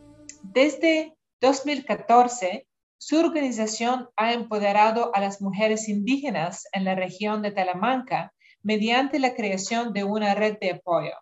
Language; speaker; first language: Spanish; non-native, fluent; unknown